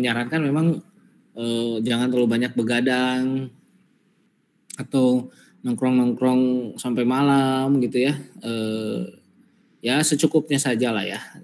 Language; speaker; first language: Indonesian; native; Indonesian